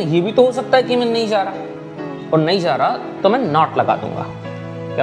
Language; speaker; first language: Hindi; native; Hindi